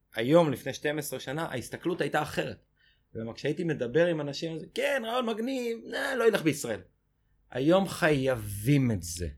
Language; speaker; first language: Hebrew; native; Hebrew